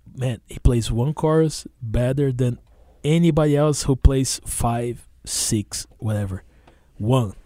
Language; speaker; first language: English; non-native, fluent; Portuguese